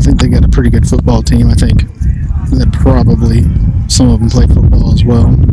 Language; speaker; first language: English; native; English